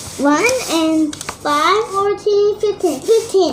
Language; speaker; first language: English; non-native, learner; Thai